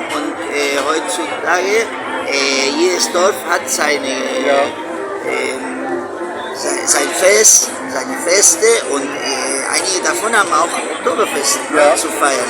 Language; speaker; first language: German; early bilingual, heritage; Spanish